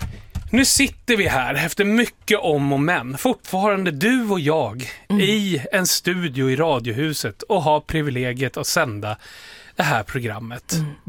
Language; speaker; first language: Swedish; native; Swedish